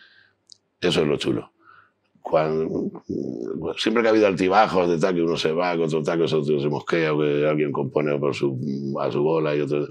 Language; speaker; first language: Spanish; native; Spanish